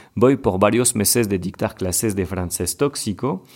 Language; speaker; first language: French; native; French